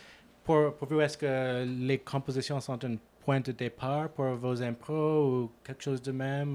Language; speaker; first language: French; non-native, local second language; English